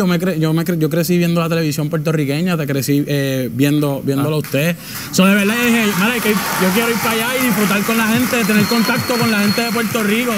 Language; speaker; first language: Spanish; native; Spanish